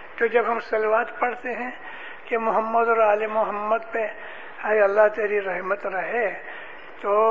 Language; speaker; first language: Urdu; non-native, local second language; Gujarati